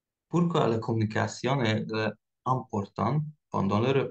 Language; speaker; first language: French; non-native, fluent; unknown